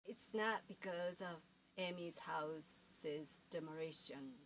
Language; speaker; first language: English; non-native, fluent; Japanese